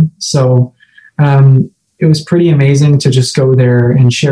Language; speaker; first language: English; native; English